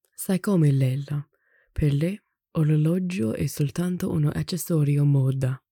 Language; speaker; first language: Italian; non-native, learner; English